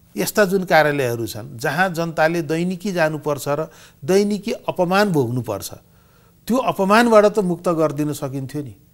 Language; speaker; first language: Nepali; native; Nepali